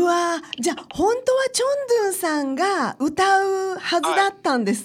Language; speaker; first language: Japanese; native; Japanese